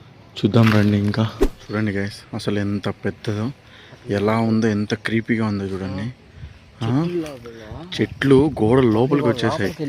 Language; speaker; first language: Telugu; native; Telugu